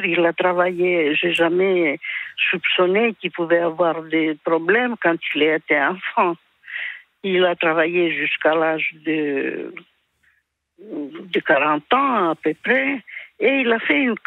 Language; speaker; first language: French; early bilingual, other home language; Greek